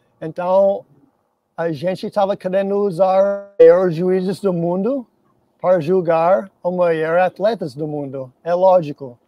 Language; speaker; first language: Portuguese; non-native, fluent; English